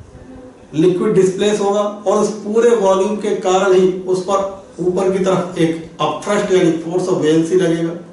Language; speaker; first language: Hindi; native; Hindi